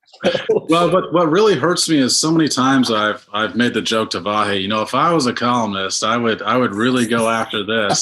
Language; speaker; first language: English; native; English